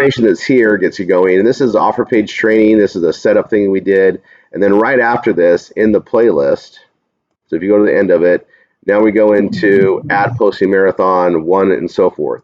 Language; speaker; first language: English; native; English